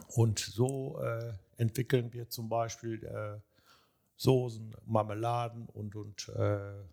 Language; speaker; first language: German; early bilingual, other home language; Turkish